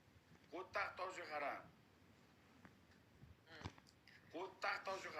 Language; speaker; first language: Russian; non-native, learner; Uzbek